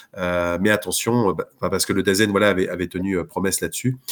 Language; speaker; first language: French; native; French